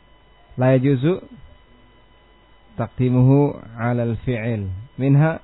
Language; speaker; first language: Arabic; non-native, fluent; Indonesian